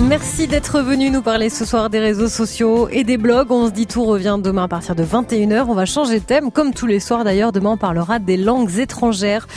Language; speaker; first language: French; native; French